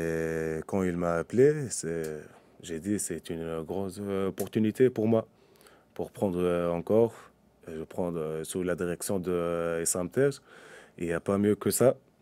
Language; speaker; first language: French; non-native, local second language; Arabic